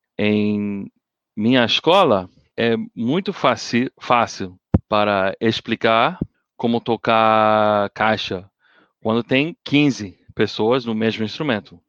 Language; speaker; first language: Portuguese; non-native, learner; English